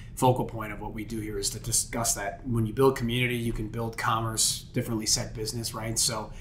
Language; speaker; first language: English; native; English